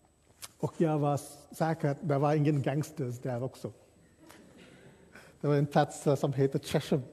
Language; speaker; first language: Swedish; non-native, fluent; English